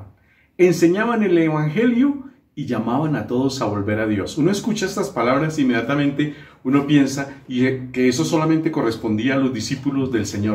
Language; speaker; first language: Spanish; native; Spanish